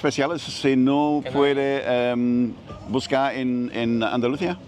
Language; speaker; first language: Spanish; non-native, learner; English